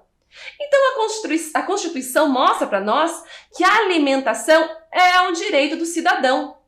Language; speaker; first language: Portuguese; native; Portuguese